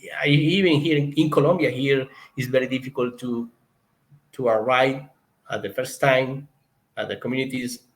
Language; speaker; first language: English; non-native, learner; Spanish